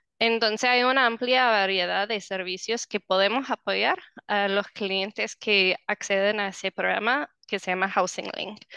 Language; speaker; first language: Spanish; non-native, fluent; English